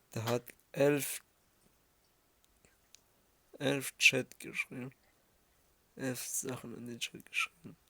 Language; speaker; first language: German; early bilingual, other home language; Arabic